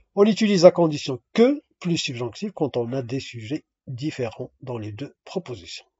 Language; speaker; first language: French; non-native, local second language; Arabic